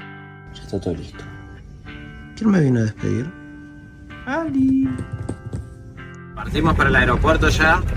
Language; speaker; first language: Spanish; native; Spanish